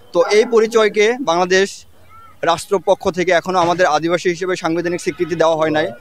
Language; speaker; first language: Bangla; non-native, local second language; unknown